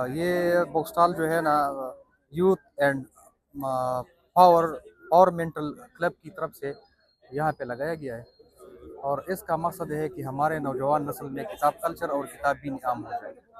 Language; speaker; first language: Hindi; non-native, local second language; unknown